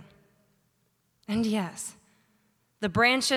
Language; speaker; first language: English; native; English